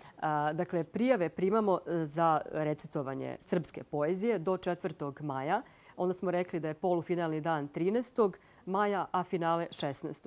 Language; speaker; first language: Croatian; native; Croatian